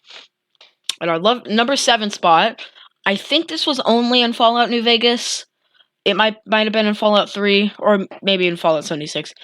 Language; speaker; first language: English; native; English